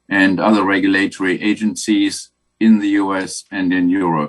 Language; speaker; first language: English; non-native, fluent; German